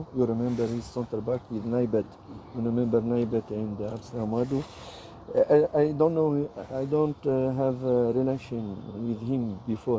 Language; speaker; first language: English; non-native, learner; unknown